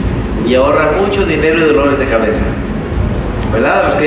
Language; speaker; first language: Spanish; native; Spanish